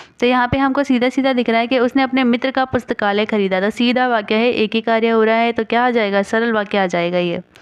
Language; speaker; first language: Hindi; native; Hindi